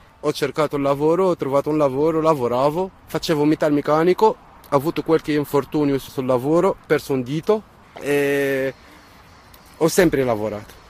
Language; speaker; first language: Italian; non-native, fluent; Arabic